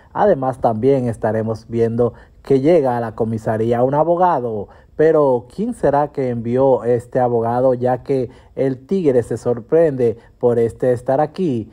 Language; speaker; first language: Spanish; native; Spanish